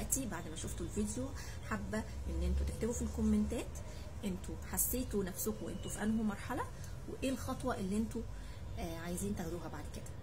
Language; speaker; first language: Arabic; native; Arabic